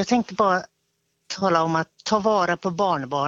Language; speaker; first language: Swedish; native; Swedish